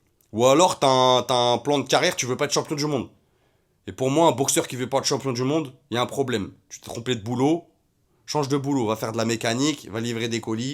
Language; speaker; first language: French; native; French